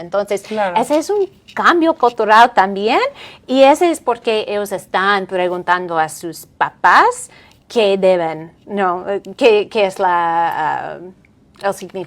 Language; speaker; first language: Spanish; non-native, fluent; English